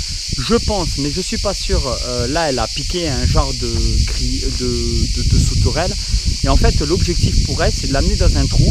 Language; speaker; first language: French; native; French